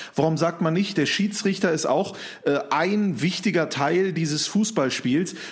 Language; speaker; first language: German; native; German